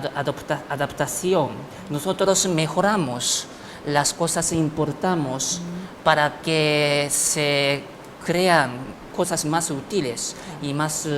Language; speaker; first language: Spanish; non-native, fluent; Japanese